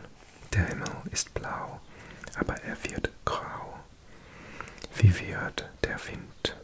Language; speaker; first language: German; non-native, learner; English